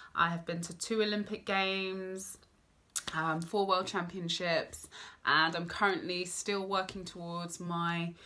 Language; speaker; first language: English; native; English